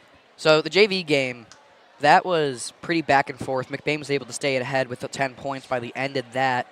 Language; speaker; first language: English; native; English